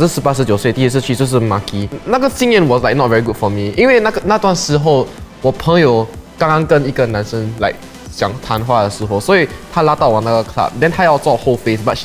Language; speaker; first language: Chinese; non-native, local second language; English